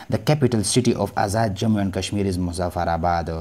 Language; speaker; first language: Urdu; non-native, local second language; Pashto